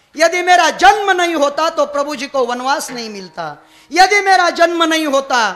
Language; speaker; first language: Hindi; non-native, local second language; Marathi